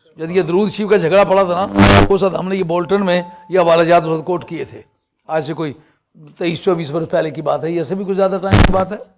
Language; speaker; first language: Urdu; non-native, local second language; Punjabi